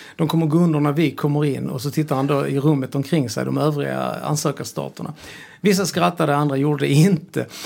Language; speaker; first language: Swedish; early bilingual, other home language; Serbian